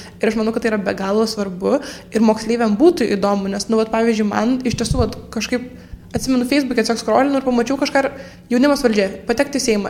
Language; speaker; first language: Lithuanian; native; Lithuanian